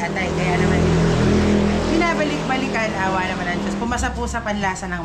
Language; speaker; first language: Filipino; native; Filipino